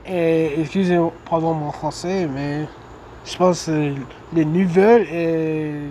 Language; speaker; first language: French; non-native, learner; English